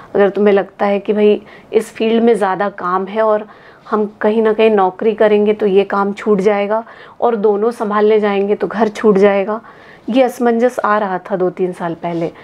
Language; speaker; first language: Hindi; native; Hindi